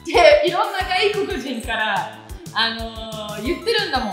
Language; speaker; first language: Japanese; non-native, fluent; Italian